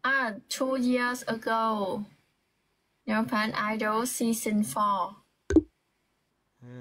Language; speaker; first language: English; non-native, learner; Vietnamese